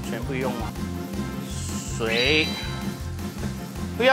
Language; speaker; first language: Chinese; non-native, learner; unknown